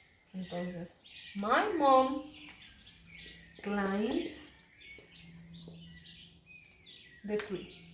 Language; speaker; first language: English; non-native, fluent; Spanish